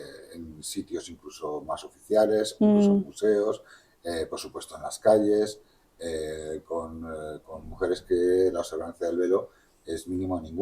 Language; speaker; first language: Spanish; native; Spanish